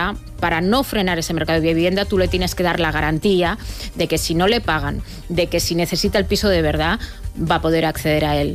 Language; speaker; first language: Spanish; native; Spanish